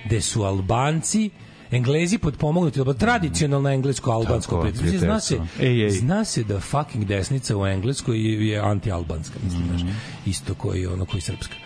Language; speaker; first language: Serbian; native; Serbian